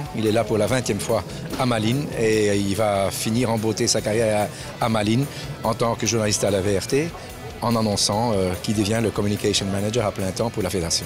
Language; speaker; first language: French; native; French